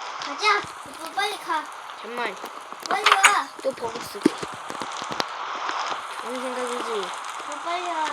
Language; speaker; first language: Korean; native; Korean